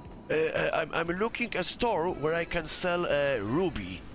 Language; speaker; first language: English; non-native, learner; Polish